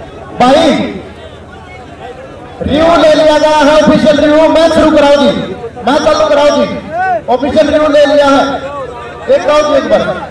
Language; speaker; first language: Hindi; native; Hindi